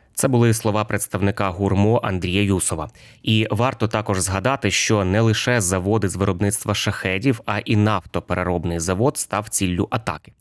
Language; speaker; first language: Ukrainian; native; Ukrainian